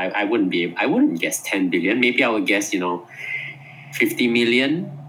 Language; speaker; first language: English; non-native, fluent; Malay